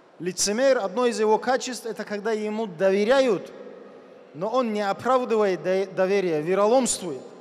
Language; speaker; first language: Russian; non-native, local second language; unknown